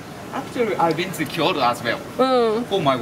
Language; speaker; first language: English; non-native, learner; Japanese